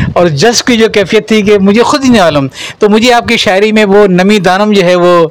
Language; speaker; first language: Urdu; native; Urdu